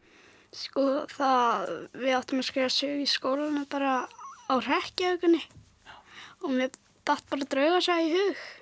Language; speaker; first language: Icelandic; native; Icelandic